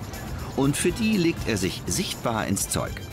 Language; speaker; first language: German; native; German